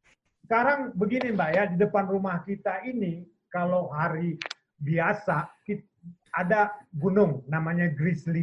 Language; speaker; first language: Indonesian; native; Indonesian